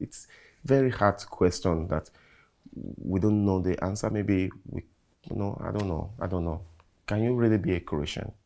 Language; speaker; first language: English; non-native, local second language; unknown